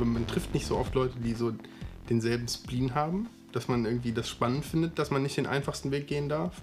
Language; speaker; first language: German; native; German